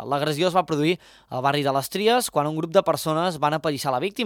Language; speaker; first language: Catalan; native; Catalan